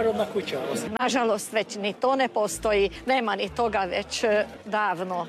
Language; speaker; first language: Croatian; early bilingual, heritage; Croatian